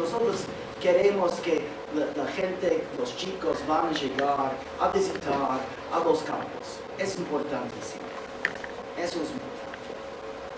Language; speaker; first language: Spanish; non-native, fluent; English